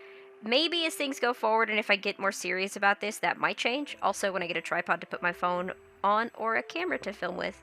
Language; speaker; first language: English; native; English